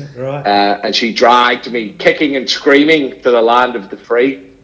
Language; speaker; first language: English; native; English